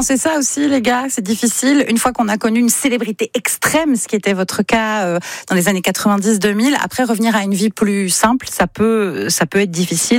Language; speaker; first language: French; native; French